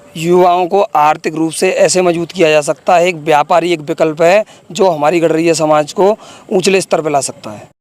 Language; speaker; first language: Hindi; native; Hindi